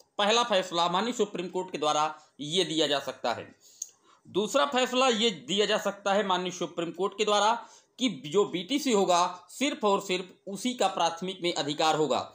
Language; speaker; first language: Hindi; native; Hindi